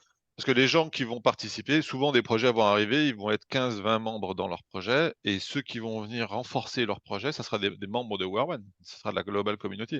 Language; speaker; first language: French; native; French